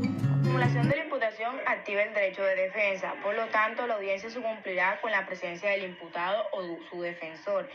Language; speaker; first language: Spanish; native; Spanish